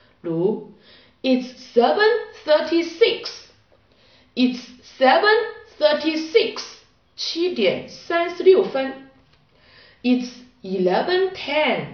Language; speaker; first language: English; non-native, learner; Chinese